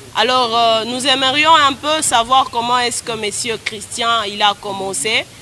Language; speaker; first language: French; non-native, local second language; Swahili